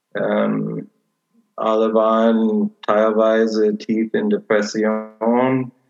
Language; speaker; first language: German; non-native, fluent; English